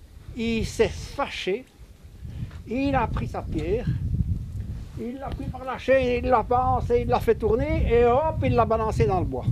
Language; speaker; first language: French; native; French